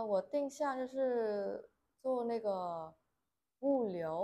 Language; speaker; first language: Chinese; non-native, learner; Vietnamese